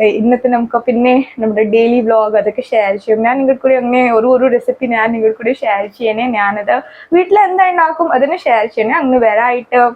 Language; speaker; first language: Malayalam; non-native, learner; Hindi